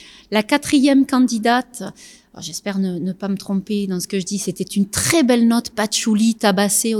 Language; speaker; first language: French; native; French